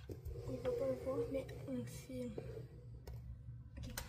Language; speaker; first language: French; native; French